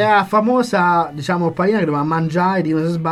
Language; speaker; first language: Italian; native; Italian